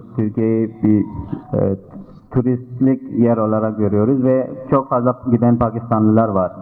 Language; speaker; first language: Turkish; non-native, fluent; Urdu